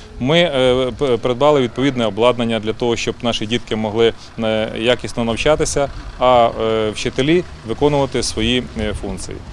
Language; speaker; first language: Ukrainian; native; Ukrainian